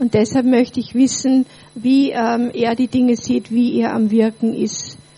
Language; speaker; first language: German; native; German